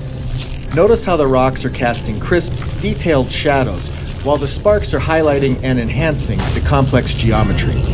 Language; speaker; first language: English; native; English